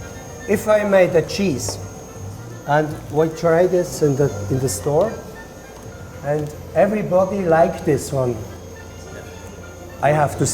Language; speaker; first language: English; non-native, learner; German